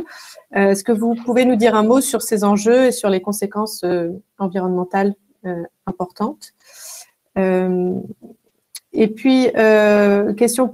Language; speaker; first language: French; native; French